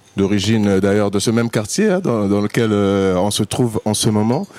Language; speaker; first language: French; non-native, local second language; Lingala